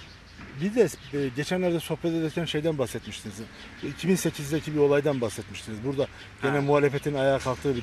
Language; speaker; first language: Turkish; native; Turkish